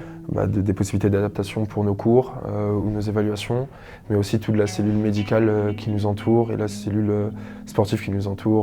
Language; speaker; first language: French; native; French